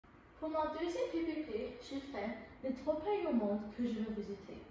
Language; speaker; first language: French; non-native, learner; English